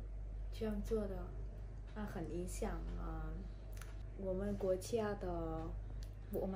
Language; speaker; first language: Chinese; non-native, learner; Vietnamese